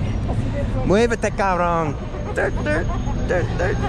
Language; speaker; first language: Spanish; non-native, learner; English